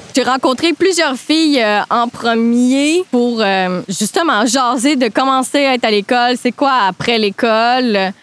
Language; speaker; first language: French; native; French